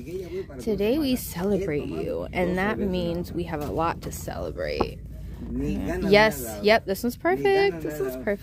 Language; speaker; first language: English; native; English